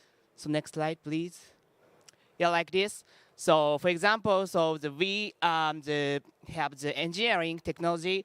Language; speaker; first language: English; non-native, learner; Japanese